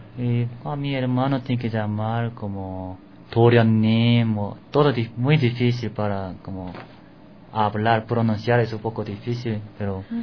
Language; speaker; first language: Spanish; non-native, learner; Korean